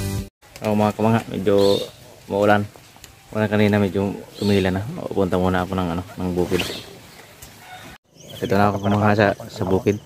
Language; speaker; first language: Filipino; non-native, local second language; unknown